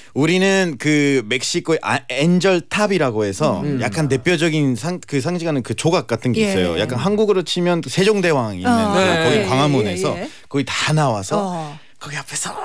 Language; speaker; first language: Korean; non-native, fluent; Spanish